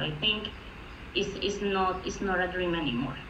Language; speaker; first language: English; non-native, fluent; Spanish